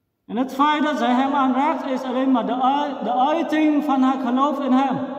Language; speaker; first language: Dutch; non-native, fluent; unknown